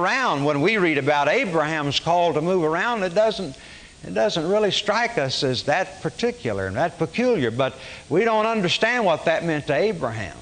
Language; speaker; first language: English; native; English